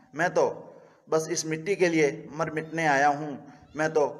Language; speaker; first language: Hindi; native; Hindi